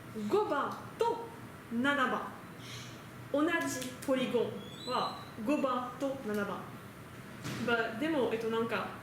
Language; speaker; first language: Japanese; non-native, learner; French